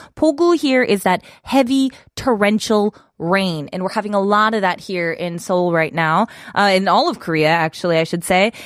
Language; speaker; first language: English; native; English